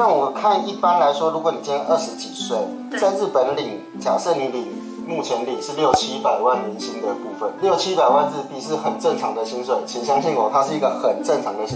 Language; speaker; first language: Chinese; native; Chinese